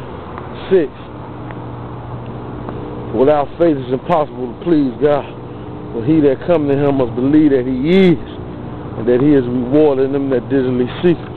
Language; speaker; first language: English; native; English